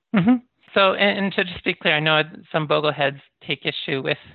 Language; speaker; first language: English; native; English